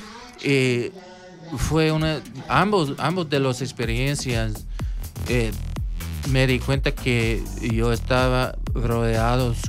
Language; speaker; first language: Spanish; non-native, local second language; English